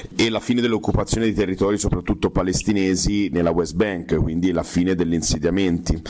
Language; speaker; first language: Italian; native; Italian